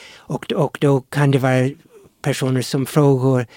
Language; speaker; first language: Swedish; non-native, fluent; English